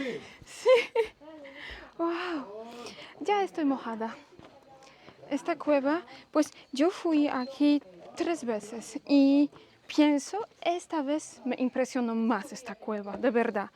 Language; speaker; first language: Spanish; non-native, learner; Polish